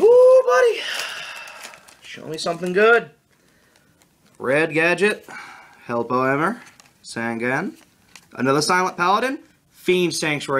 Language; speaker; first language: English; native; English